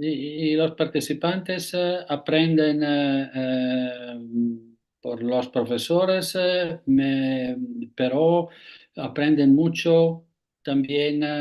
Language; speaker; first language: Spanish; non-native, fluent; Italian